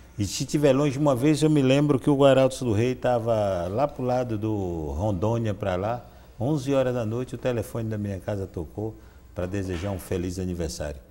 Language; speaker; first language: Portuguese; native; Portuguese